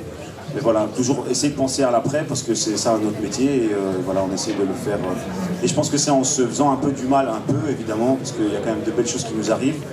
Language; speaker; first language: French; native; French